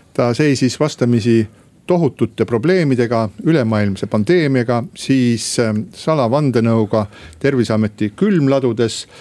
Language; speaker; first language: Estonian; native; Estonian